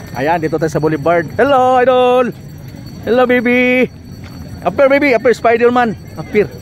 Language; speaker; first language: Filipino; non-native, local second language; Cebuano